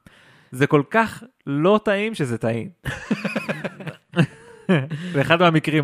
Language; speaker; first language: Hebrew; native; Hebrew